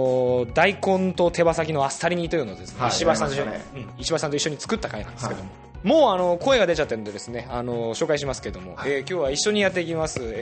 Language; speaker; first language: Japanese; native; Japanese